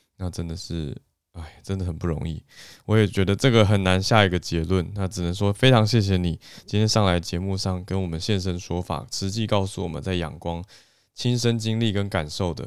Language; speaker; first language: Chinese; native; Chinese